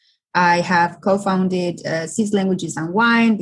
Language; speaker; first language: English; non-native, fluent; Spanish